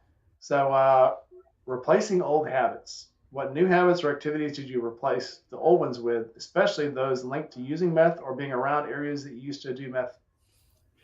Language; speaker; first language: English; native; English